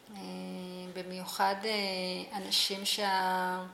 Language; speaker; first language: Hebrew; early bilingual, other home language; Amharic